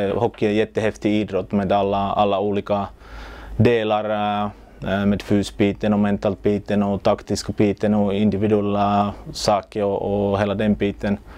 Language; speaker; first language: Swedish; non-native, local second language; Finnish